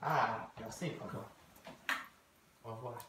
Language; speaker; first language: French; non-native, learner; English